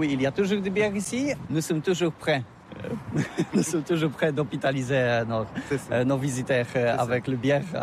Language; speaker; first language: French; non-native, learner; Polish